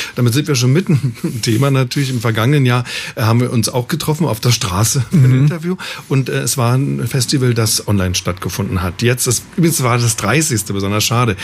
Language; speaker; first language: German; native; German